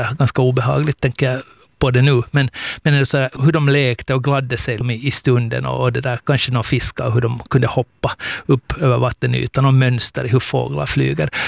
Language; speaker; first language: Swedish; native; Swedish